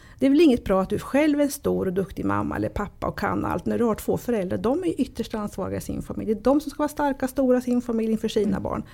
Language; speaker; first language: Swedish; early bilingual, other home language; Italian